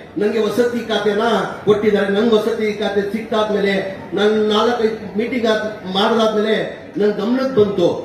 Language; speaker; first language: Kannada; non-native, local second language; Urdu